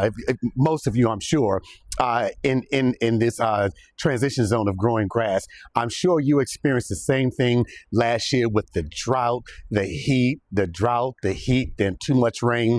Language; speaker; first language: English; native; English